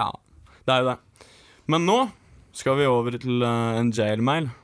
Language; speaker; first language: Norwegian; native; Norwegian